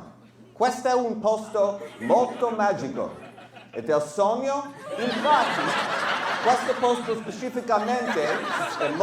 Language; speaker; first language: Italian; non-native, fluent; English